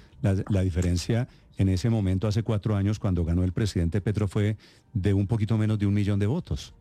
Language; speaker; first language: Spanish; native; Spanish